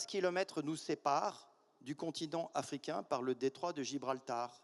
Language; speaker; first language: French; native; French